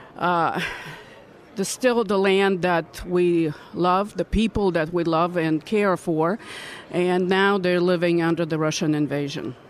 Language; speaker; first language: English; non-native, fluent; Russian